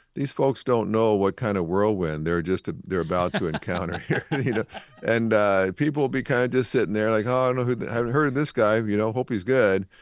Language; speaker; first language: English; native; English